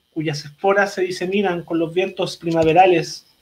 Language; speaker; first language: Spanish; native; Spanish